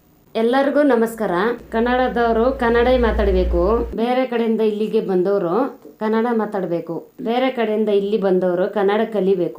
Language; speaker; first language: Kannada; non-native, learner; Nepali